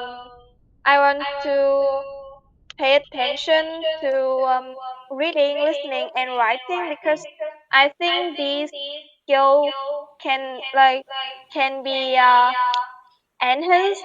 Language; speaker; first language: English; non-native, learner; Vietnamese